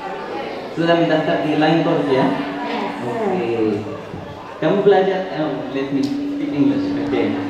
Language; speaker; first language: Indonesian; non-native, fluent; Arabic